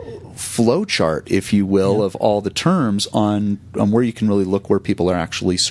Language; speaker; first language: English; native; English